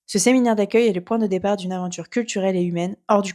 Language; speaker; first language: French; native; French